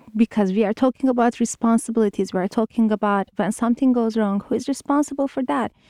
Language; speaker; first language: English; non-native, fluent; Turkish